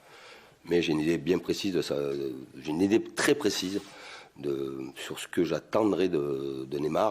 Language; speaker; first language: French; native; French